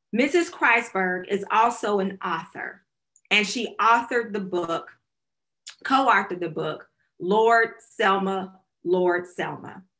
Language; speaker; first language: English; native; English